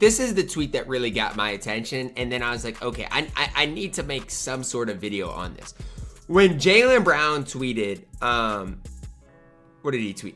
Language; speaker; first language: English; native; English